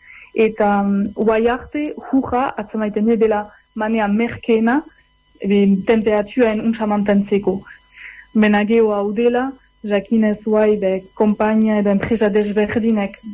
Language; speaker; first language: Basque; native; Basque